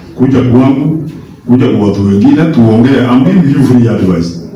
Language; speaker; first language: English; non-native, local second language; Gusii